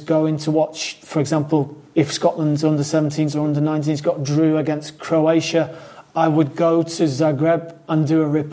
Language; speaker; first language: English; native; English